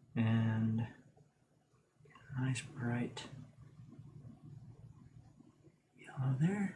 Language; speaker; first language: English; native; English